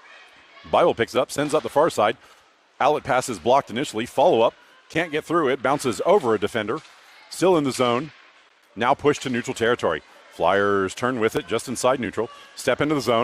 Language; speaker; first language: English; native; English